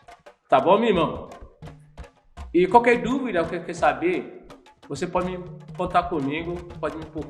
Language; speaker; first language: Portuguese; non-native, learner; Yoruba